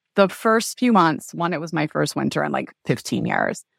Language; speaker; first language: English; native; English